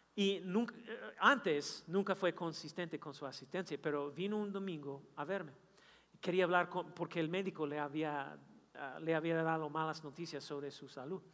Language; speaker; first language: Spanish; non-native, fluent; English